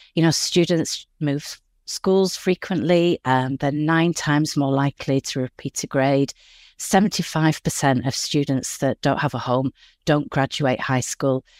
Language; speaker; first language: English; native; English